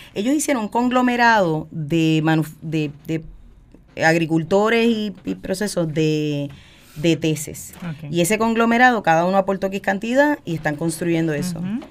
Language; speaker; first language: Spanish; native; Spanish